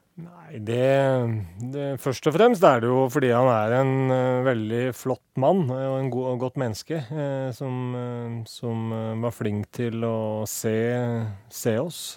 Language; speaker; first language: Norwegian; native; Norwegian